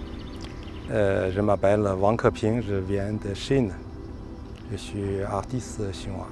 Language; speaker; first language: French; non-native, learner; Chinese